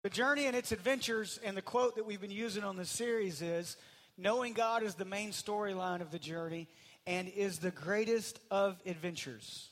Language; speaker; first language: English; native; English